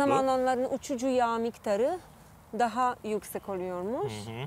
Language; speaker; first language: Turkish; non-native, fluent; Polish